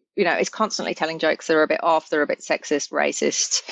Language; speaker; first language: English; native; English